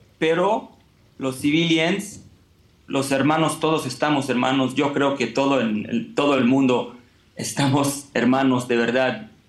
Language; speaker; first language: Spanish; non-native, learner; Hebrew